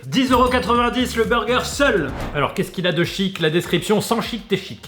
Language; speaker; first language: French; native; French